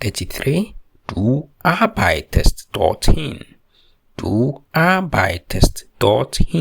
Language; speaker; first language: German; non-native, fluent; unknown